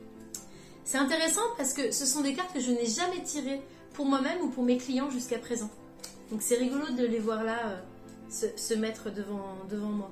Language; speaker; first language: French; native; French